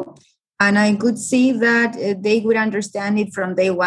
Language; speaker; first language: English; non-native, fluent; Spanish